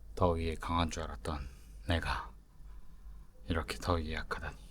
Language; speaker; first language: Korean; native; Korean